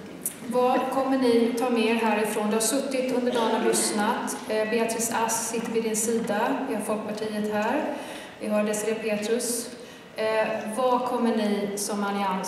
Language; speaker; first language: Swedish; native; Swedish